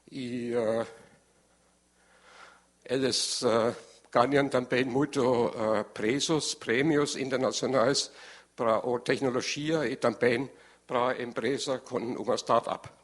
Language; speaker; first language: Portuguese; non-native, learner; German